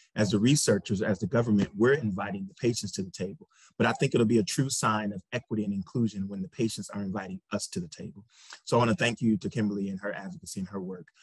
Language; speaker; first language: English; native; English